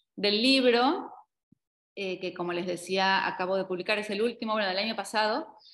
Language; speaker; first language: Spanish; native; Spanish